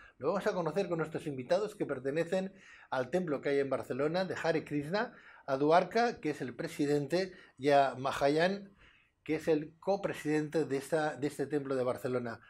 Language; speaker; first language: Spanish; native; Spanish